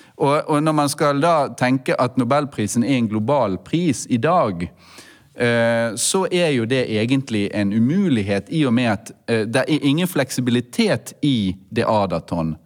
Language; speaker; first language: Norwegian; native; Norwegian